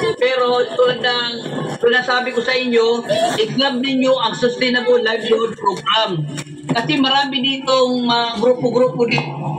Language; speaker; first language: Filipino; non-native, local second language; Waray